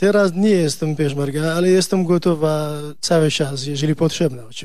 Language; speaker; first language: Polish; non-native, learner; Kurdish